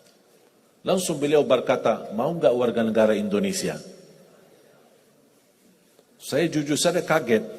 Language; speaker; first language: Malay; non-native, fluent; Arabic